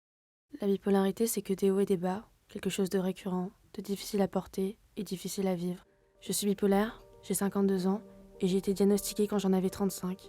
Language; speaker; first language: French; native; French